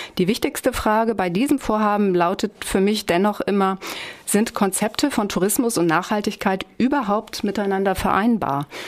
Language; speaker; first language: German; native; German